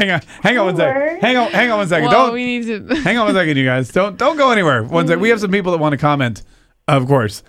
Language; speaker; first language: English; native; English